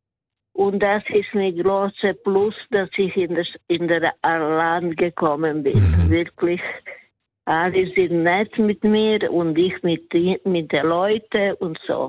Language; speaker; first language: German; non-native, learner; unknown